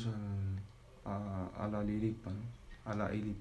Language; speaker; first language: Spanish; non-native, learner; Arabic